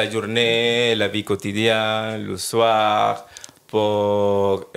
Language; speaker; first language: French; non-native, learner; Spanish